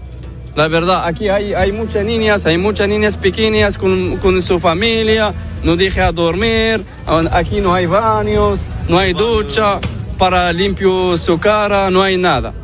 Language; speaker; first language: Spanish; non-native, learner; Arabic